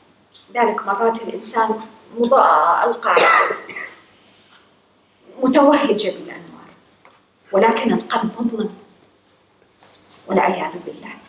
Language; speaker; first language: Arabic; native; Arabic